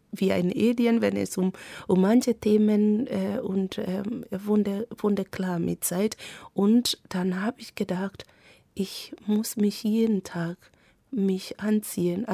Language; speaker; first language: German; non-native, fluent; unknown